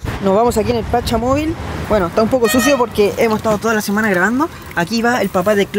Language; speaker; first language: Spanish; native; Spanish